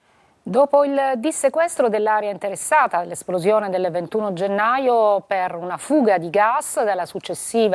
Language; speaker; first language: Italian; native; Italian